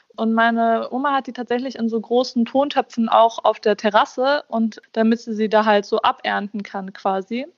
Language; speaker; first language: German; early bilingual, other home language; Bosnian